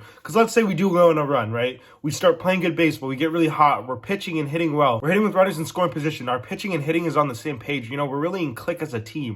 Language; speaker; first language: English; native; English